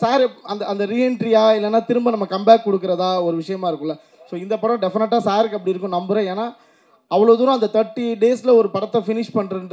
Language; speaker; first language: Tamil; native; Tamil